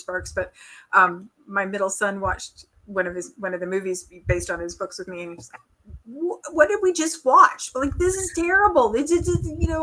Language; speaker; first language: English; native; English